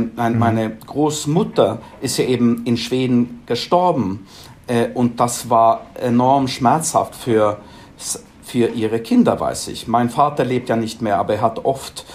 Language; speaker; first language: German; non-native, fluent; Swedish